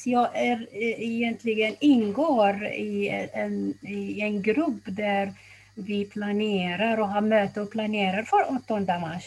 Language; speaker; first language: Swedish; non-native, fluent; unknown